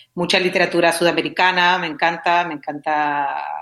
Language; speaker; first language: Spanish; native; Spanish